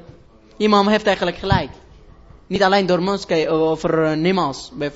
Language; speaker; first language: Dutch; non-native, learner; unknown